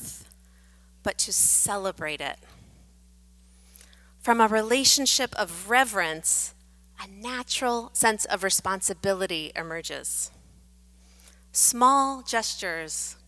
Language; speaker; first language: English; native; English